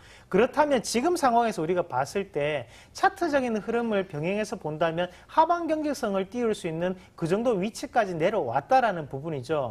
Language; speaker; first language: Korean; native; Korean